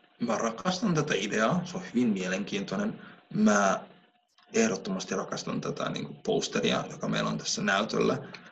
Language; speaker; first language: Finnish; early bilingual, other home language; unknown